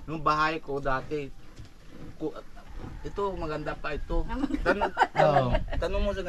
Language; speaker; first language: Filipino; non-native, fluent; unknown